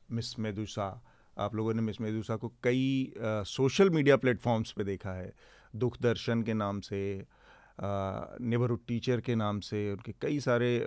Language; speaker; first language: Hindi; native; Hindi